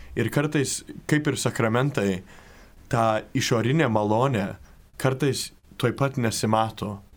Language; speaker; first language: Lithuanian; early bilingual, heritage; Lithuanian